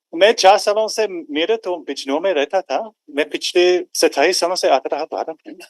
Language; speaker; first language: Hindi; non-native, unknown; English